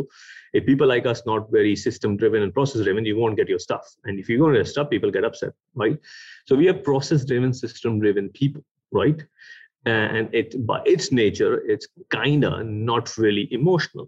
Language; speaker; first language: English; non-native, local second language; Urdu